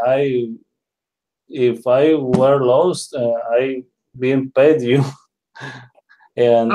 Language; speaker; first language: English; non-native, learner; Spanish